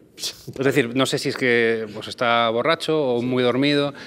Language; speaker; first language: Spanish; native; Spanish